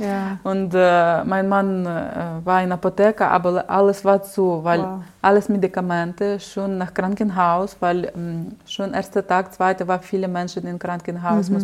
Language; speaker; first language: German; non-native, learner; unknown